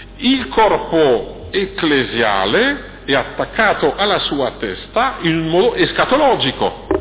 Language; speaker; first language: Italian; non-native, fluent; French